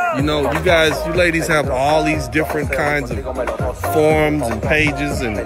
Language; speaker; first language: English; native; English